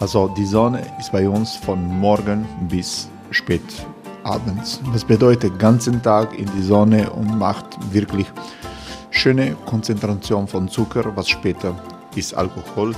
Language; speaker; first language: German; non-native, fluent; Croatian